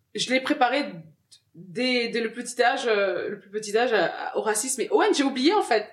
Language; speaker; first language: French; early bilingual, other home language; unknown